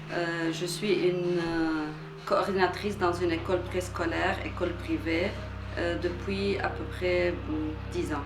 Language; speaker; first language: French; non-native, local second language; Arabic